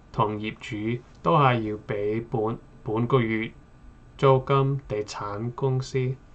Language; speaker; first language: Cantonese; non-native, learner; English